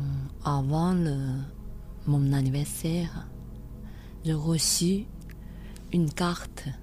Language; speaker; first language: French; non-native, learner; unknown